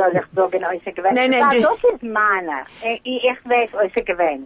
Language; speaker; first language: German; non-native, learner; English